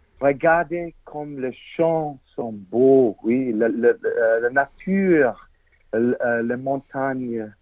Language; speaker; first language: French; non-native, learner; English